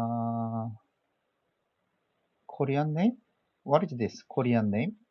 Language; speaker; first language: English; non-native, learner; Korean